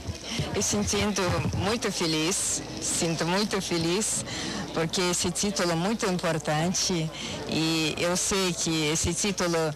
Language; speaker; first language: Portuguese; non-native, learner; Russian